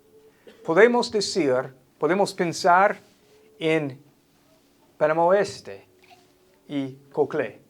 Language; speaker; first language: Spanish; non-native, fluent; English